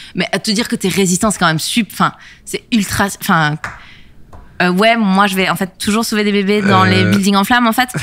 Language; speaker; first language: French; native; French